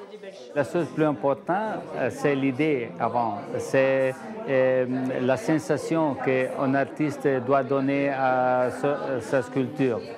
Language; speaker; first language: French; non-native, fluent; Italian